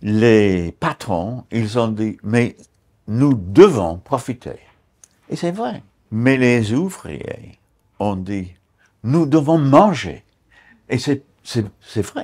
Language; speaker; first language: French; non-native, fluent; English